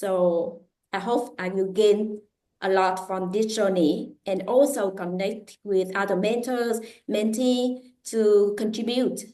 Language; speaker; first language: English; non-native, fluent; Vietnamese